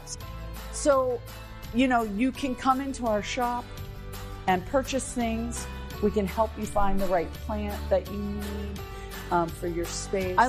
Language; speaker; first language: English; native; English